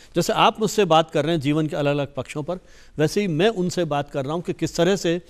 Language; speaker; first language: Hindi; native; Hindi